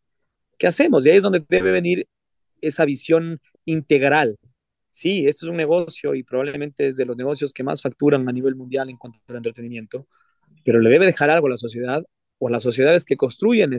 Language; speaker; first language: Spanish; native; Spanish